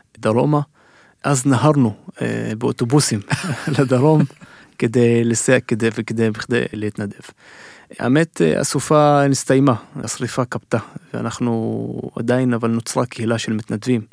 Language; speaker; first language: Hebrew; non-native, local second language; Arabic